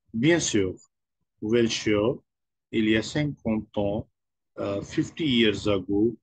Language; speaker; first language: French; non-native, fluent; Urdu